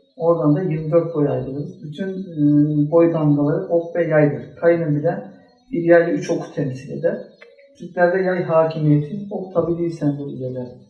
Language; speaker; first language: Turkish; native; Turkish